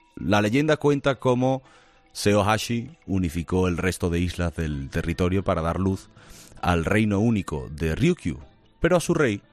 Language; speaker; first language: Spanish; native; Spanish